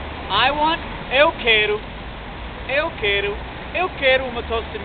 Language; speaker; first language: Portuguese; non-native, learner; English